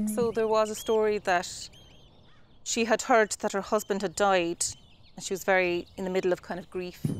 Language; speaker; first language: English; native; English